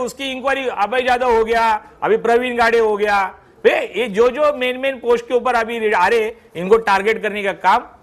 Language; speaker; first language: Hindi; non-native, local second language; Marathi